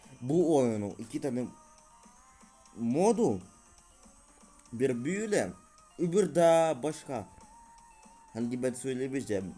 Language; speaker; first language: Turkish; non-native, learner; Russian